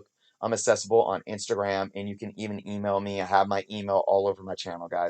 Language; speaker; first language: English; native; English